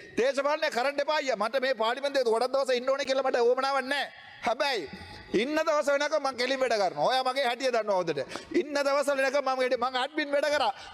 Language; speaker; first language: Sinhala; non-native, local second language; Tamil